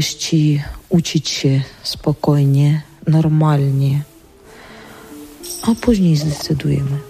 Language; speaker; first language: Polish; non-native, learner; Ukrainian